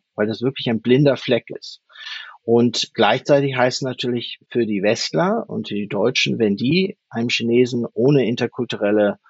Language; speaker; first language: German; native; German